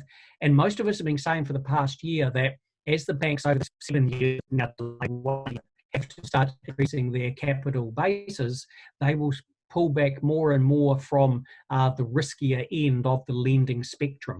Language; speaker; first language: English; native; English